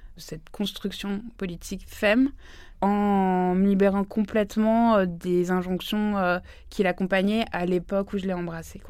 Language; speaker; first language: French; native; French